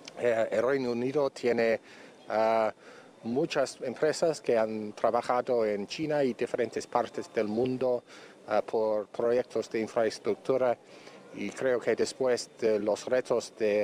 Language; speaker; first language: Spanish; non-native, fluent; English